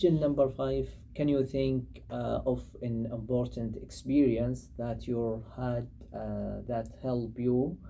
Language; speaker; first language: English; non-native, learner; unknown